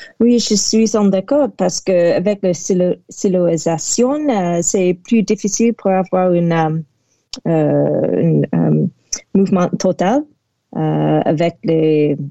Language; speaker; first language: French; non-native, learner; English